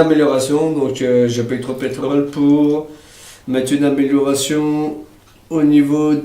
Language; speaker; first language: French; native; French